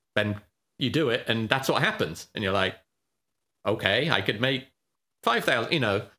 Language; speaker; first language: English; native; English